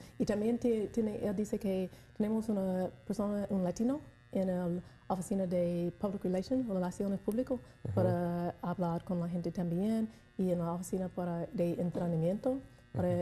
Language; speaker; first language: Spanish; non-native, learner; English